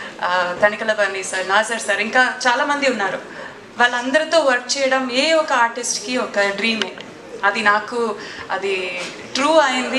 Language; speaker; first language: Telugu; non-native, local second language; Malayalam